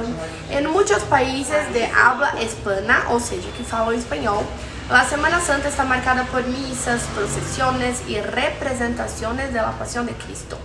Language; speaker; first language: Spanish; non-native, fluent; Portuguese